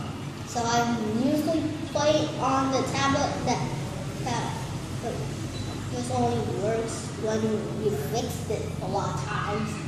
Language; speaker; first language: English; non-native, learner; Vietnamese